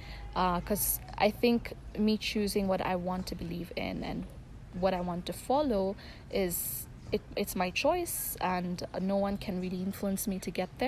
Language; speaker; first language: English; non-native, local second language; Tamil